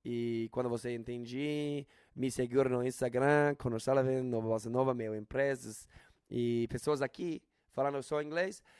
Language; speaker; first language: Portuguese; non-native, learner; English